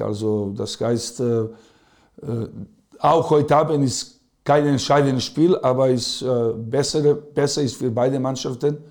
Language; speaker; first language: German; non-native, fluent; Serbian